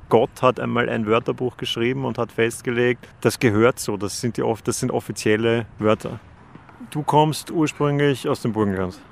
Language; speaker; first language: German; native; German